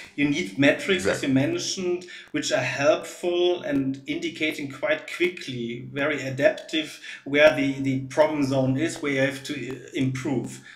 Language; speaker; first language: English; non-native, fluent; German